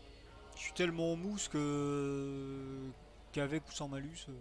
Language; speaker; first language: French; native; French